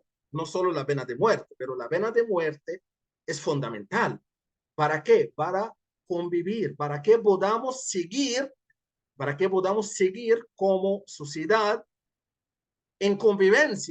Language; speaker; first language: Spanish; non-native, fluent; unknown